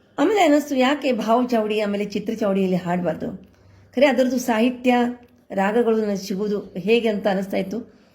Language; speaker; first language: Kannada; non-native, local second language; Marathi